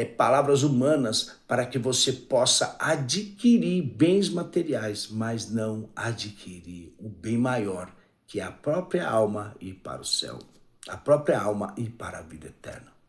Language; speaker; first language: Portuguese; native; Portuguese